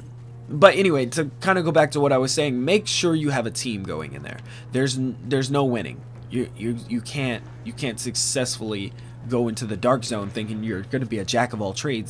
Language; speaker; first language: English; native; English